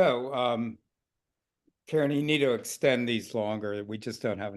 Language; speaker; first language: English; native; English